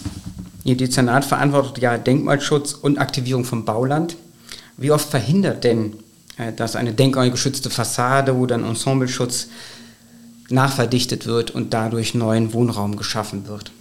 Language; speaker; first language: German; native; German